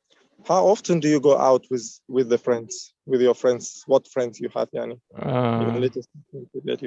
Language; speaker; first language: English; non-native, fluent; Uzbek